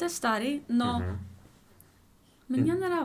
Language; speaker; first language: Russian; non-native, learner; English